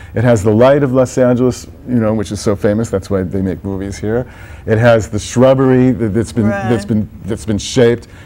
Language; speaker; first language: English; native; English